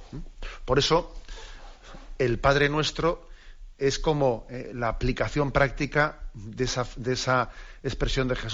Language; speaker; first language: Spanish; native; Spanish